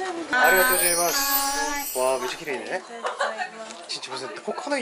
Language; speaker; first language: Japanese; non-native, learner; Korean